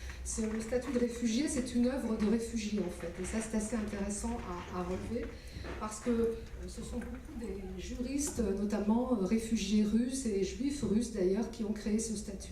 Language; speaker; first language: French; native; French